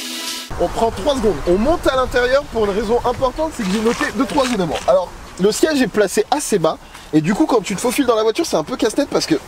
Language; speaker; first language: French; native; French